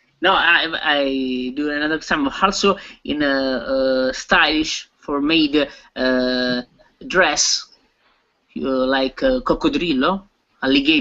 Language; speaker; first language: English; non-native, learner; Italian